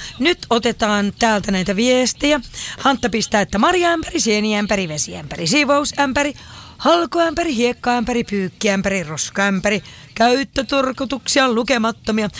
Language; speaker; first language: Finnish; native; Finnish